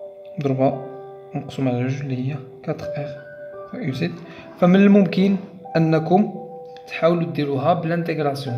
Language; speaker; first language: Arabic; native; Arabic